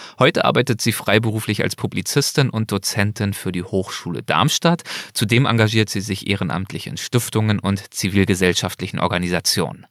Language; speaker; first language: German; native; German